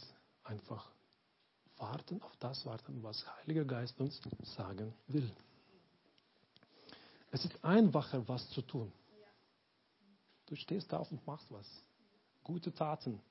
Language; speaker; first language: German; non-native, learner; Lithuanian